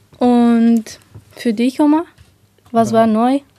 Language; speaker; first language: German; non-native, learner; Romanian